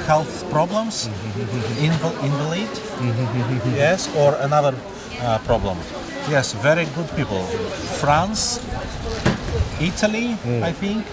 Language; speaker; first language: English; non-native, learner; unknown